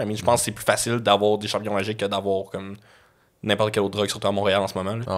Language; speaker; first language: French; native; French